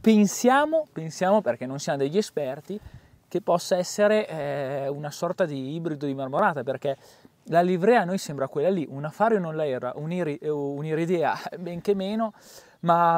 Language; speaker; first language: Italian; native; Italian